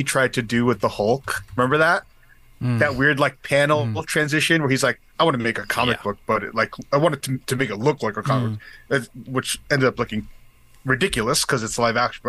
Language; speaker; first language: English; native; English